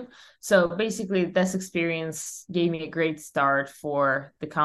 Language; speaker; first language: English; non-native, fluent; Russian